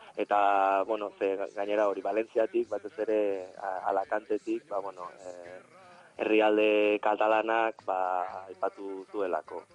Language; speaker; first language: Basque; non-native, fluent; Catalan